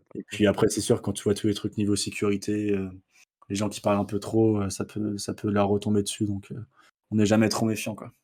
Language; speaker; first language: French; native; French